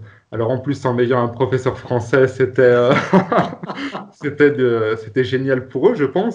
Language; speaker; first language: French; native; French